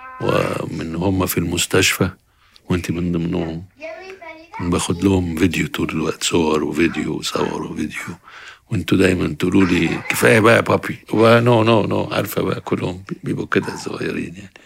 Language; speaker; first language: Arabic; native; Arabic